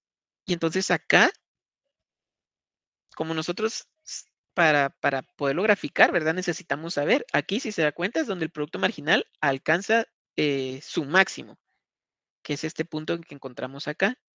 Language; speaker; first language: Spanish; native; Spanish